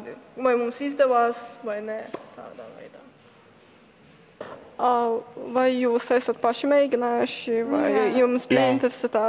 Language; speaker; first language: Latvian; native; Latvian